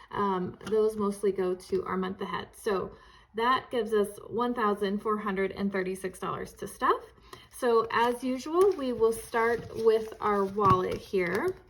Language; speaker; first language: English; native; English